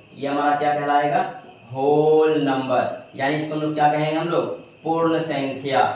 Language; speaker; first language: Hindi; native; Hindi